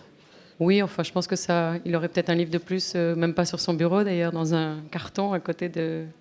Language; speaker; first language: French; native; French